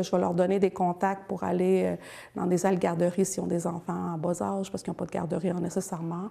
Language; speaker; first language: French; native; French